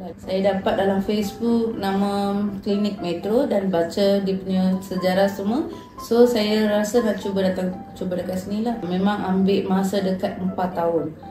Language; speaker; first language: Malay; non-native, local second language; Tamil